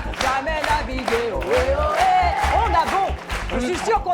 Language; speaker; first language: French; native; French